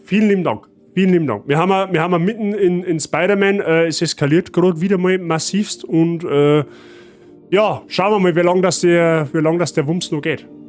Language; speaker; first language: German; native; German